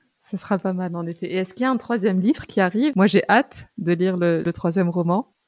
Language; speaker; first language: French; early bilingual, other home language; Arabic